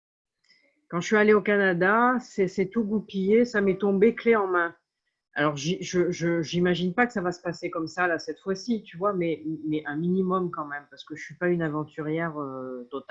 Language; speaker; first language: French; native; French